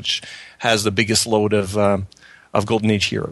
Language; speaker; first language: English; non-native, fluent; French